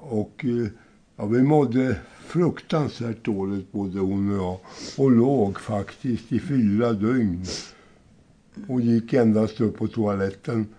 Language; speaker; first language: Swedish; native; Swedish